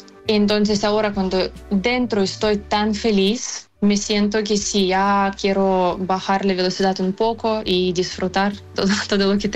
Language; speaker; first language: Spanish; non-native, fluent; Ukrainian